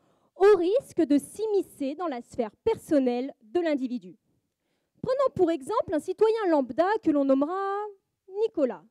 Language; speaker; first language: French; native; French